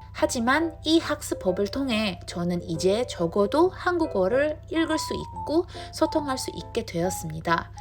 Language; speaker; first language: Korean; non-native, learner; Indonesian